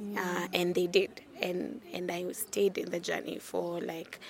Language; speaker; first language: English; non-native, local second language; Luo (Kenya and Tanzania)